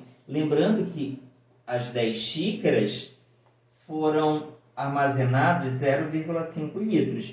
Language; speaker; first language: Portuguese; native; Portuguese